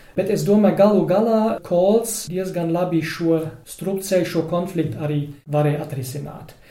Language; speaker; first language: Latvian; non-native, fluent; German